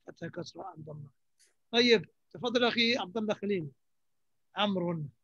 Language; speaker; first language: Arabic; non-native, fluent; English